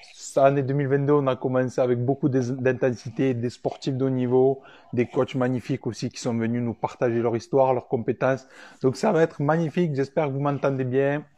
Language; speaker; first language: French; native; French